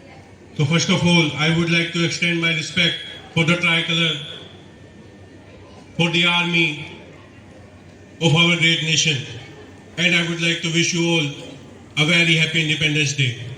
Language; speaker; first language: English; non-native, local second language; Hindi